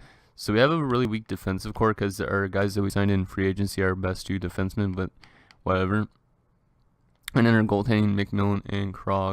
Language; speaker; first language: English; native; English